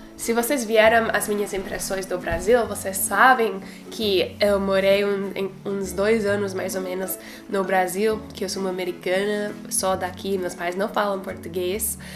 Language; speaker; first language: Portuguese; non-native, fluent; English